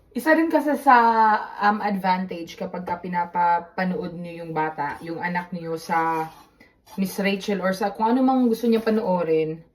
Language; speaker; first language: Filipino; non-native, local second language; Cebuano